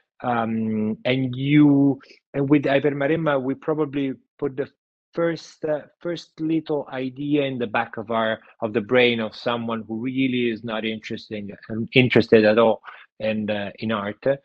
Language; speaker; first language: English; non-native, fluent; Italian